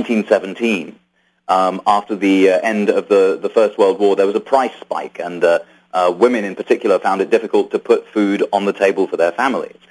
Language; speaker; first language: English; native; English